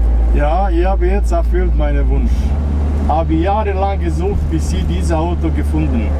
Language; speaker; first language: German; non-native, fluent; Serbian